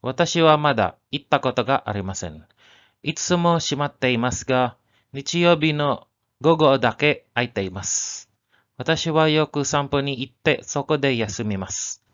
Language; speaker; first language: Japanese; non-native, learner; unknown